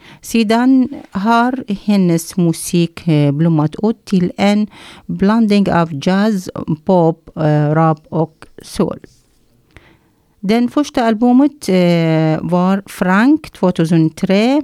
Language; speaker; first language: Swedish; non-native, learner; Arabic